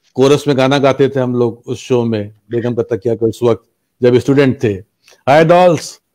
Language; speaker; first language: Hindi; native; Hindi